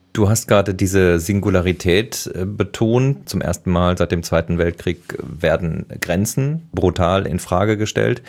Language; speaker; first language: German; native; German